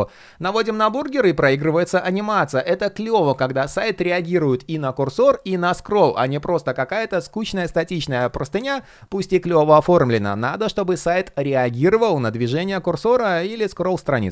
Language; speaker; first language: Russian; native; Russian